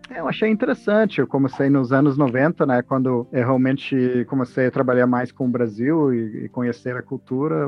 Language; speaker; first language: Portuguese; non-native, fluent; English